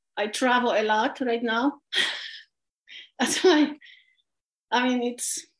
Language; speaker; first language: English; non-native, fluent; Polish